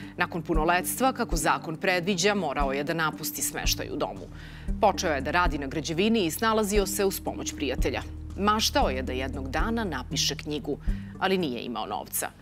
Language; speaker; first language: Serbian; native; Serbian